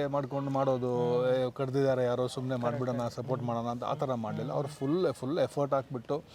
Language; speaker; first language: Kannada; non-native, local second language; Tulu